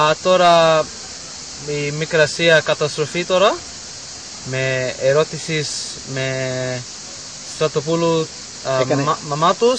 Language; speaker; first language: Greek; non-native, learner; English